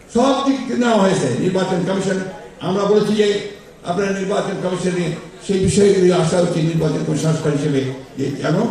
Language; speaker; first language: Bangla; native; Bangla